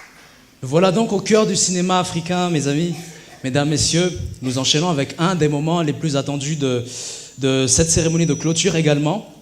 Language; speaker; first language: French; non-native, local second language; Malagasy